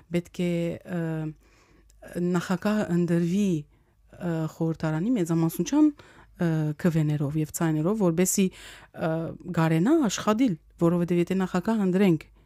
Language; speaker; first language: Armenian; early bilingual, heritage; Armenian